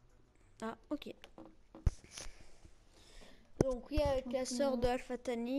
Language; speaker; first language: French; native; French